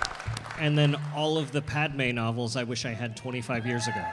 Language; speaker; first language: English; native; English